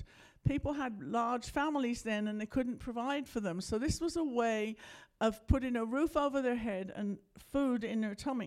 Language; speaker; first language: English; native; English